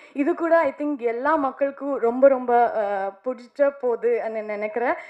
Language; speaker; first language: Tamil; non-native, learner; Kannada